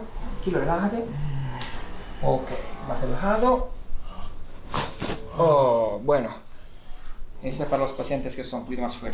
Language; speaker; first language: Spanish; non-native, fluent; Italian